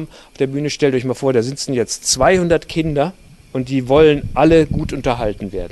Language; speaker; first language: German; native; German